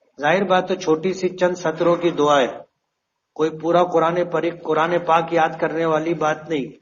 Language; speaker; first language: Urdu; native; Urdu